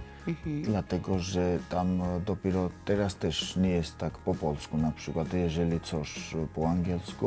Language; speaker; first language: Polish; non-native, learner; Georgian